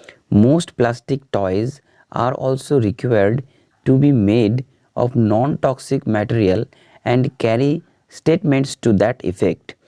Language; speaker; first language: English; non-native, local second language; Bangla